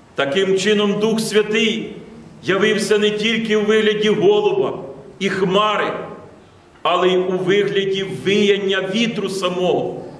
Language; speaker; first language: Ukrainian; native; Ukrainian